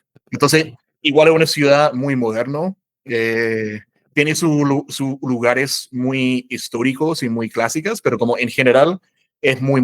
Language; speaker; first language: Spanish; non-native, fluent; English